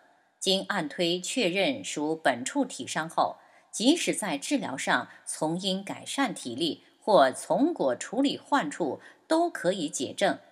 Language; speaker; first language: Chinese; native; Chinese